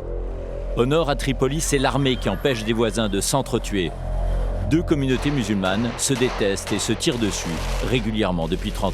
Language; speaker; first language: French; native; French